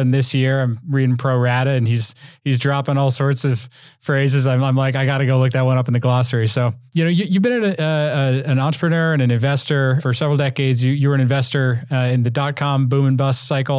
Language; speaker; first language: English; native; English